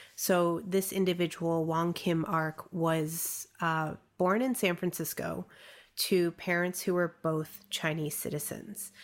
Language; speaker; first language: English; early bilingual, other home language; Chinese